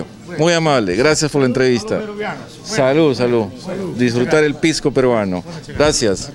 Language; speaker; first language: Spanish; native; Spanish